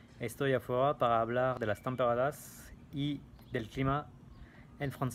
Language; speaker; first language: Spanish; non-native, fluent; French